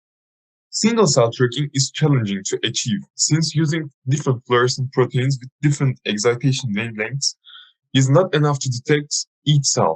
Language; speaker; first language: English; non-native, fluent; Turkish